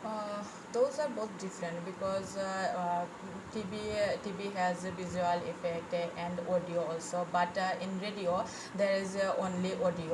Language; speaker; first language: English; non-native, fluent; Bangla